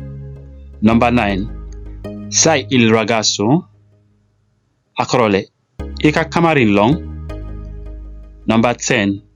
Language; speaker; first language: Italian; non-native, local second language; Mandingo